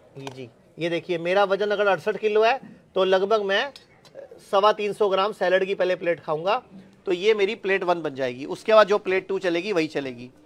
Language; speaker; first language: Hindi; native; Hindi